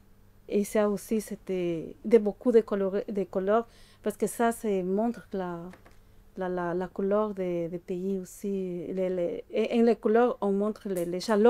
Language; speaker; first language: French; non-native, fluent; Spanish